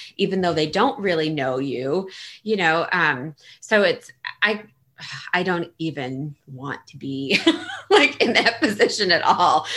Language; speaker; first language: English; early bilingual, other home language; Italian